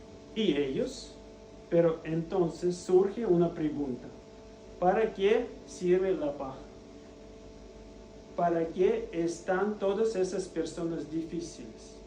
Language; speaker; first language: Spanish; non-native, fluent; Russian